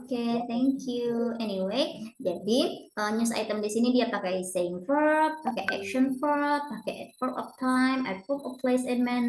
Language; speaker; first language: English; non-native, learner; Indonesian